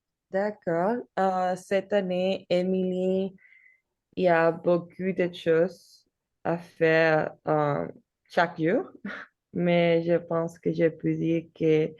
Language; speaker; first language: French; non-native, learner; Spanish